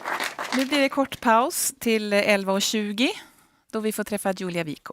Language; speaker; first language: Swedish; native; Swedish